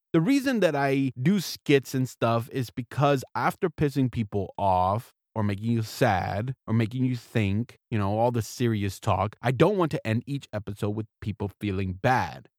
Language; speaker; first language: English; native; English